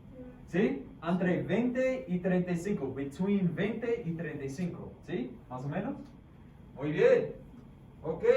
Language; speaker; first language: Spanish; non-native, fluent; English